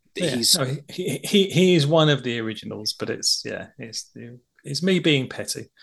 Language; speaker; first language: English; native; English